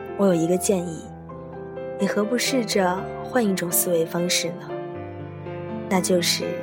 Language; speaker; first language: Chinese; native; Chinese